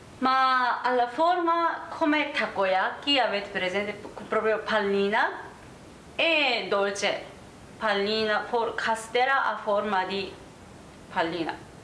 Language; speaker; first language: Italian; non-native, learner; Japanese